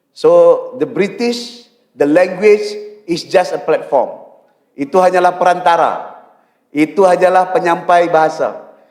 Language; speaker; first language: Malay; native; Malay